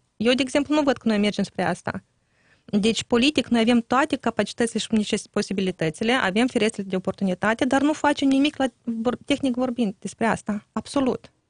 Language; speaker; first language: Romanian; native; Romanian